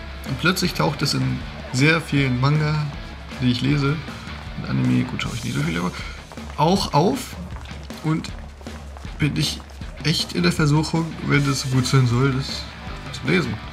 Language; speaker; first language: German; native; German